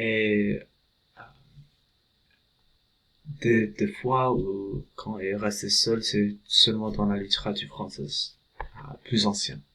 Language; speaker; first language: French; non-native, fluent; English